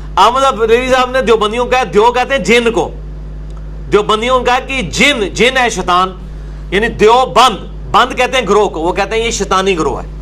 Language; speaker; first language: Urdu; non-native, local second language; Punjabi